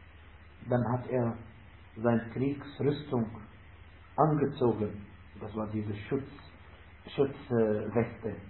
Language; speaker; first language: German; non-native, fluent; Arabic